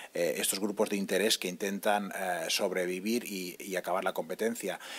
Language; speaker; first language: Spanish; non-native, local second language; Catalan